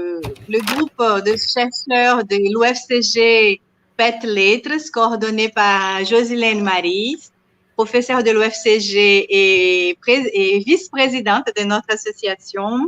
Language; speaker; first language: French; non-native, fluent; Portuguese